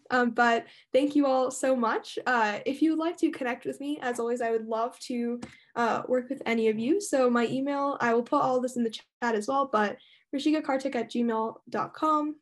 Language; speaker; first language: English; native; English